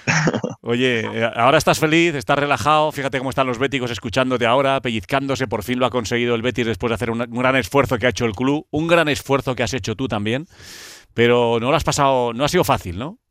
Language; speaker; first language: Spanish; native; Spanish